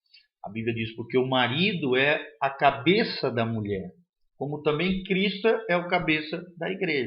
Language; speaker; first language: Portuguese; native; Portuguese